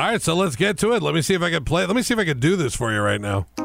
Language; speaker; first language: English; native; English